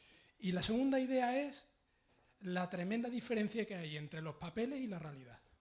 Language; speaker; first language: Spanish; native; Spanish